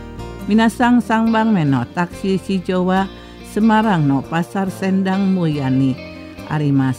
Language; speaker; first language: Japanese; non-native, fluent; Indonesian